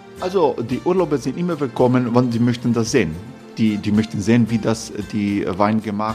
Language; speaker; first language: German; non-native, learner; Croatian